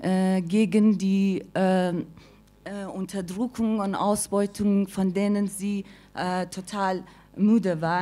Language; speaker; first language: German; non-native, fluent; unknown